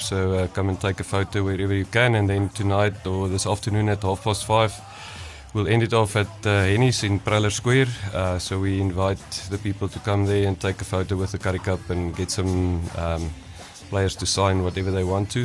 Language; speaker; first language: English; non-native, local second language; Afrikaans